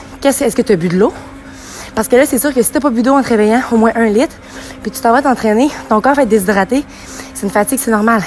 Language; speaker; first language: French; native; French